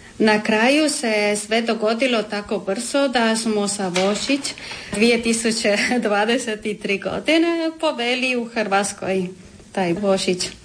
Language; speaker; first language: Croatian; non-native, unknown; Spanish